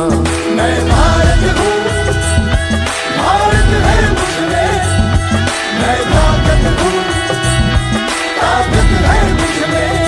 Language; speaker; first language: Hindi; non-native, local second language; Telugu